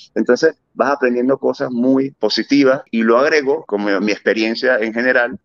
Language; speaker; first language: Spanish; early bilingual, other home language; German